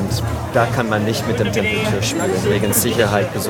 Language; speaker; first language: German; non-native, fluent; French